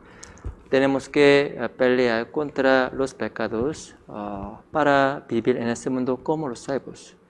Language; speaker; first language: Spanish; non-native, fluent; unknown